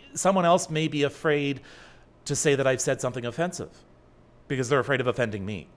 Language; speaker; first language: English; native; English